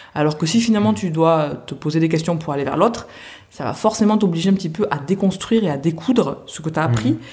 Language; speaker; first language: French; native; French